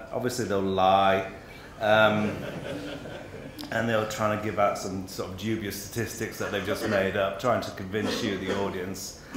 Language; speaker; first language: English; native; English